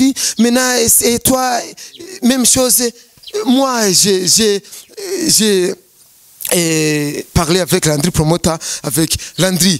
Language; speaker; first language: French; non-native, learner; Rundi